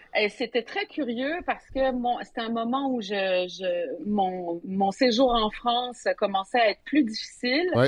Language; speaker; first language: French; native; French